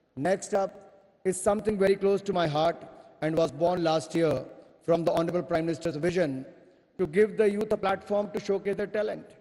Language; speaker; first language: English; non-native, local second language; Hindi